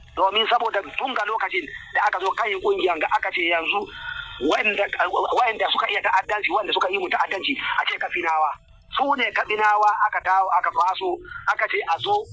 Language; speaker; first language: Hausa; non-native, local second language; Fula